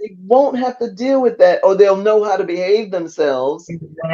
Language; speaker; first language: English; native; English